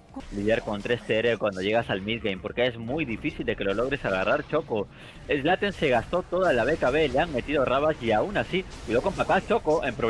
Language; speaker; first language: Spanish; native; Spanish